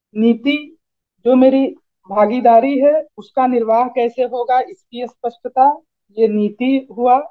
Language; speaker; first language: Hindi; native; Hindi